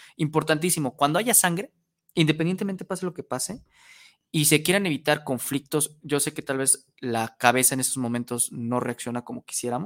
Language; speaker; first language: Spanish; native; Spanish